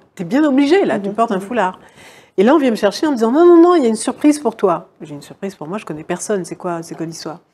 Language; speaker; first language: French; native; French